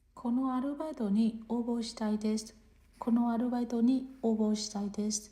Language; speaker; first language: Japanese; non-native, fluent; Burmese